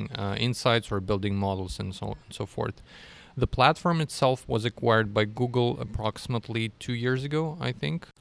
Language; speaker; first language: English; non-native, fluent; Russian